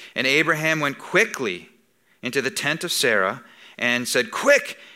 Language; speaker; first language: English; native; English